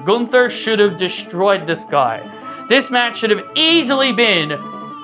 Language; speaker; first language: English; native; English